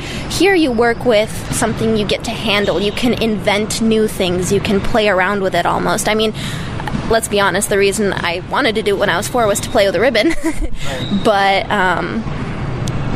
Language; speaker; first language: English; early bilingual, other home language; Russian